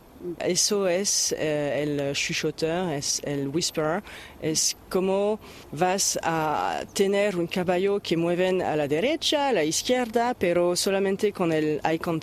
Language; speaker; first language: Spanish; non-native, learner; French